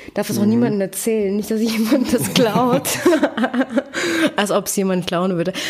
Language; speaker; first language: German; native; German